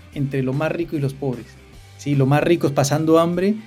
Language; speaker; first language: Spanish; native; Spanish